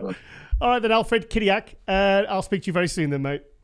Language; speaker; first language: English; native; English